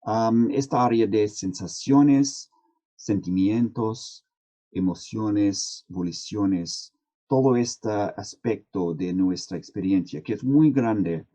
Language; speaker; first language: Spanish; non-native, fluent; English